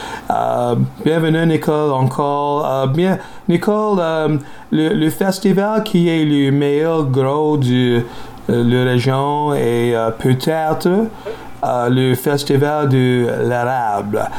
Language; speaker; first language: French; non-native, learner; English